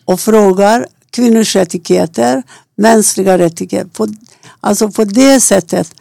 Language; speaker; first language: Swedish; non-native, fluent; Persian